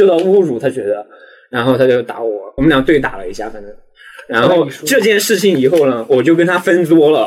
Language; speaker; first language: Chinese; native; Chinese